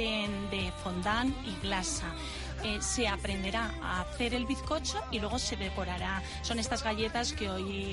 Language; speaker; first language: Spanish; native; Spanish